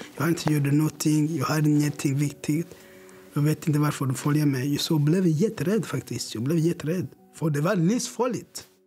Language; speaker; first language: Swedish; non-native, learner; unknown